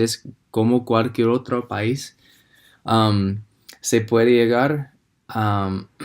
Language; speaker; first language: Spanish; non-native, fluent; English